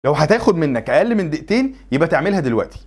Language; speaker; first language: Arabic; native; Arabic